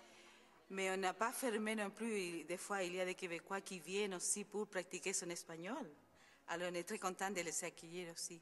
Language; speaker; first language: French; non-native, fluent; Spanish